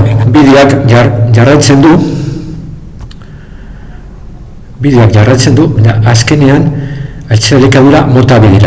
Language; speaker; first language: Basque; non-native, local second language; Spanish